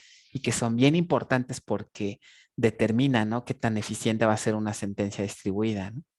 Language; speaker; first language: Spanish; native; Spanish